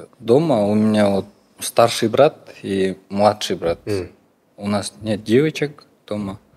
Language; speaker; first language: Russian; non-native, local second language; Kyrgyz